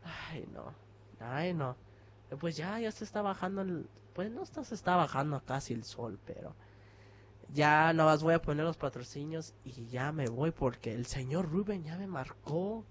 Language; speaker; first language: Spanish; early bilingual, heritage; Spanish